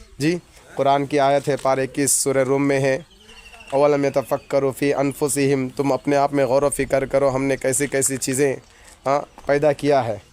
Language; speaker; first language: Urdu; native; Urdu